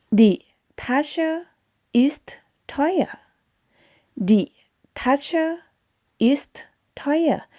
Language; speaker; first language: German; non-native, fluent; Thai